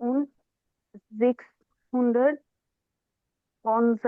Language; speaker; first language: German; non-native, learner; Bangla